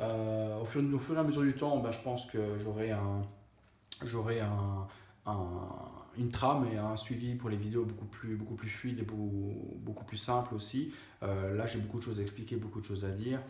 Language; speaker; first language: French; native; French